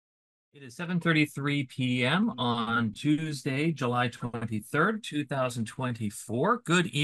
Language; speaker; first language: English; native; English